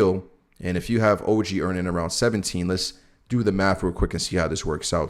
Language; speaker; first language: English; native; English